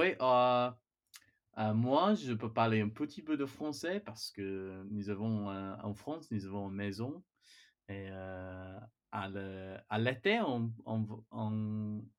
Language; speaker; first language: French; non-native, learner; Chinese